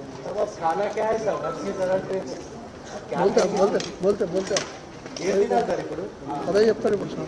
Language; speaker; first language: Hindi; non-native, local second language; Telugu